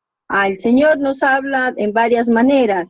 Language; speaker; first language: Spanish; non-native, fluent; English